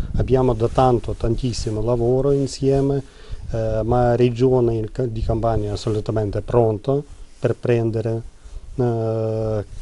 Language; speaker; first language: Italian; non-native, learner; Ukrainian